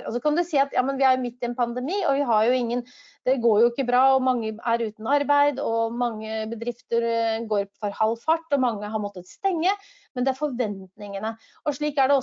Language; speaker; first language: Norwegian; native; Norwegian